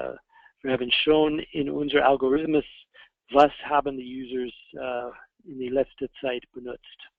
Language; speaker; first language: German; non-native, fluent; English